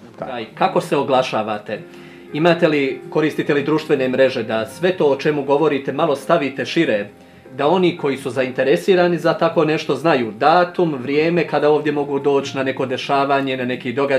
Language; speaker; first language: Croatian; native; Croatian